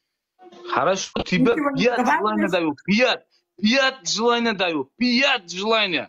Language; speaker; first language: Russian; non-native, learner; Uzbek